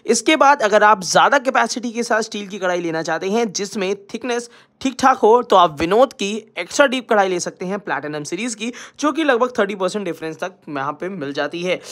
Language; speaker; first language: Hindi; native; Hindi